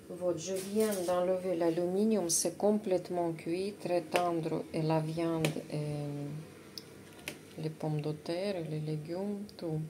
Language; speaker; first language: French; non-native, fluent; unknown